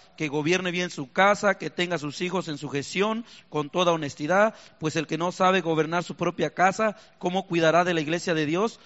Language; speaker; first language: Spanish; native; Spanish